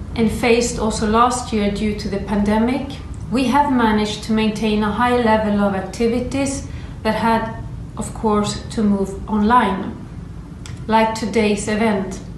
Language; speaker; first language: English; non-native, fluent; Swedish